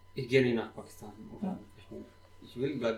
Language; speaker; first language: German; non-native, learner; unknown